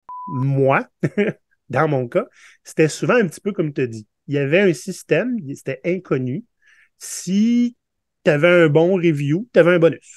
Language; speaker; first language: French; native; French